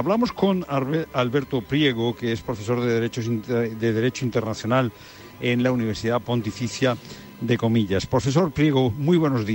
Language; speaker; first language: Spanish; native; Spanish